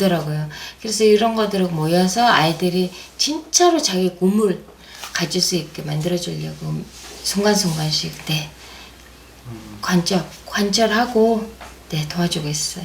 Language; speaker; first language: Korean; non-native, fluent; Mongolian